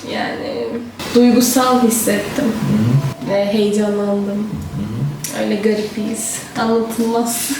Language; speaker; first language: Turkish; native; Turkish